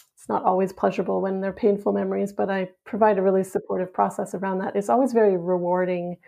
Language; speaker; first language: English; native; English